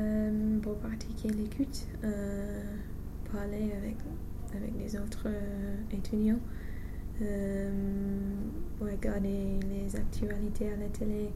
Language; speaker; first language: French; non-native, learner; English